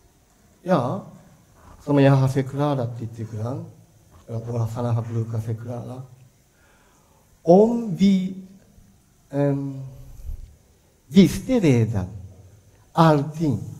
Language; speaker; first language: Swedish; non-native, fluent; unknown